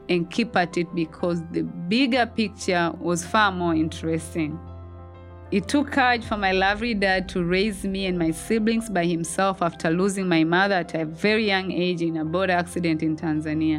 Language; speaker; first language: English; non-native, local second language; Swahili